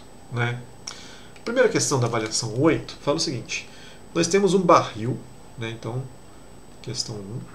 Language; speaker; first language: Portuguese; native; Portuguese